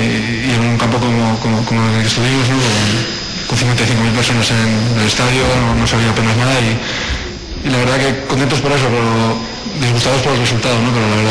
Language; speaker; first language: Spanish; native; Spanish